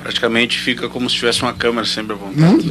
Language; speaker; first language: Portuguese; native; Portuguese